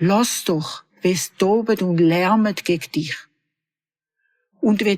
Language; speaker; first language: German; native; German